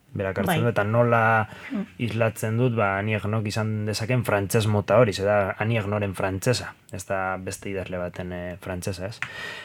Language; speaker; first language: Basque; non-native, local second language; Spanish